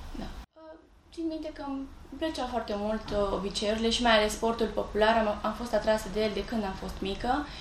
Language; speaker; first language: Romanian; early bilingual, heritage; French